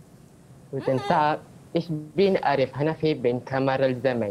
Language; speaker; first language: German; non-native, learner; Malay